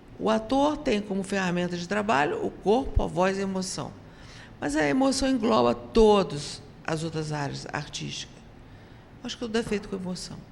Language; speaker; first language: Portuguese; native; Portuguese